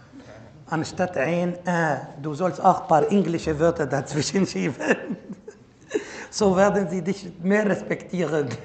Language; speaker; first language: German; non-native, fluent; Arabic